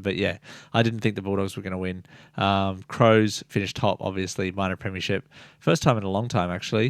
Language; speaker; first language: English; native; English